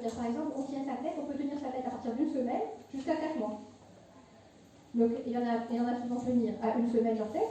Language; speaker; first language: French; non-native, local second language; Arabic